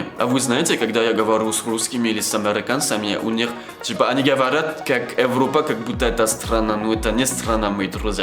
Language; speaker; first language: Russian; non-native, learner; French